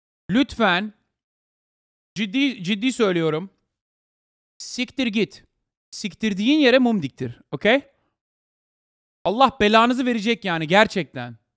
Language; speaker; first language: Turkish; early bilingual, heritage; Turkish